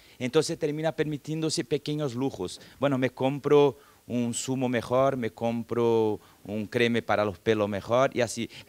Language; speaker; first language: Spanish; non-native, fluent; Portuguese